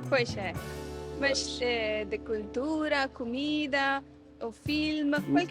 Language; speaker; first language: Portuguese; non-native, learner; Hindi